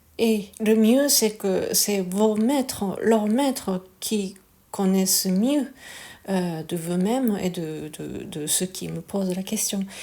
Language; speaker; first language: French; non-native, fluent; Japanese